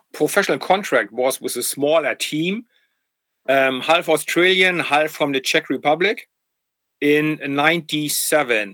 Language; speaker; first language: English; non-native, fluent; German